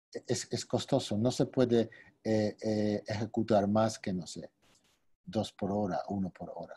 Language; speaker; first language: Spanish; non-native, fluent; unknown